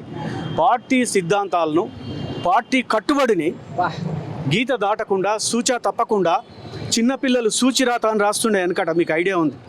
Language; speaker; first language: Telugu; native; Telugu